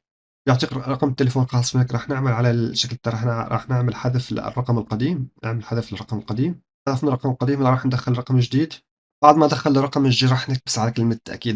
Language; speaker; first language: Arabic; native; Arabic